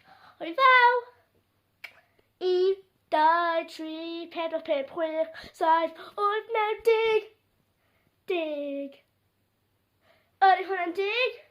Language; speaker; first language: Welsh; non-native, local second language; English